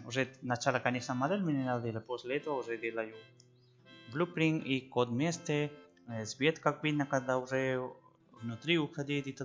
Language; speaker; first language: Russian; non-native, learner; Spanish